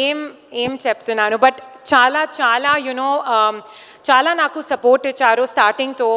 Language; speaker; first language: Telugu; non-native, learner; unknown